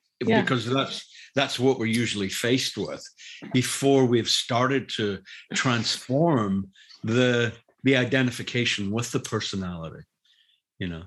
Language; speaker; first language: English; native; English